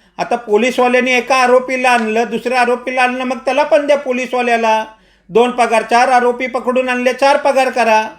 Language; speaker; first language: Marathi; non-native, local second language; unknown